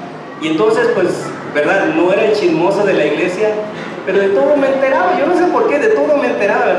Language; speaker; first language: Spanish; native; Spanish